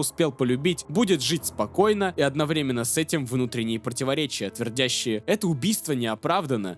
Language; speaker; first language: Russian; native; Russian